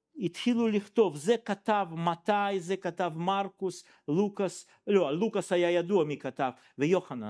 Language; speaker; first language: Hebrew; non-native, fluent; Russian